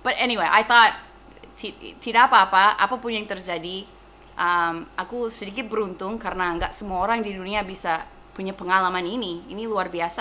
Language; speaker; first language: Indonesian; non-native, fluent; English